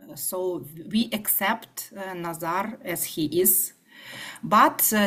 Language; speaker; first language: English; non-native, fluent; Ukrainian